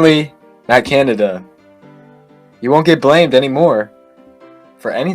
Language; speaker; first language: English; native; English